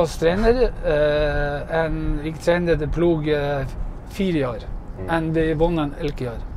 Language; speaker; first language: Dutch; non-native, fluent; Norwegian